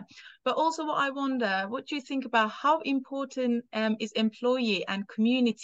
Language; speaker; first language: English; non-native, fluent; Turkish